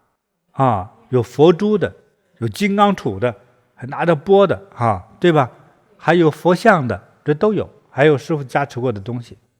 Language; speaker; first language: Chinese; native; Chinese